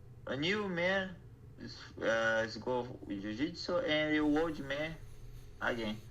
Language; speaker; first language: English; non-native, learner; Portuguese